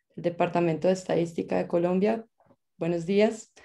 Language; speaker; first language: Spanish; native; Spanish